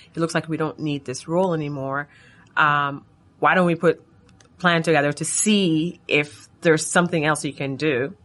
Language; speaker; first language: English; non-native, fluent; Arabic